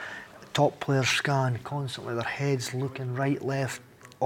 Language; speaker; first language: English; native; English